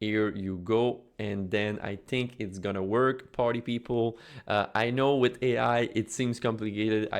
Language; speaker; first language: English; non-native, fluent; French